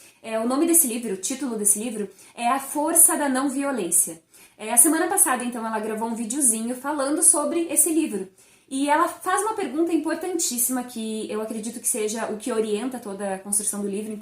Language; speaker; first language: Portuguese; native; Portuguese